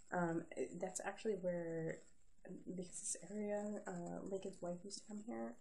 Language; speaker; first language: English; native; English